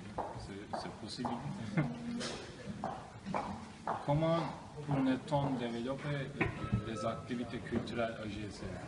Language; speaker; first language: French; non-native, learner; Turkish